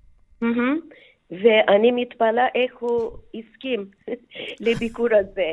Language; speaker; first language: Hebrew; non-native, fluent; Turkish